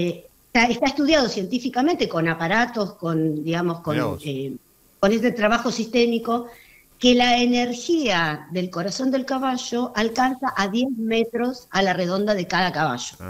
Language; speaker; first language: Spanish; native; Spanish